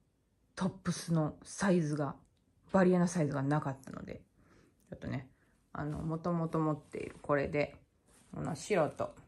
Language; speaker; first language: Japanese; native; Japanese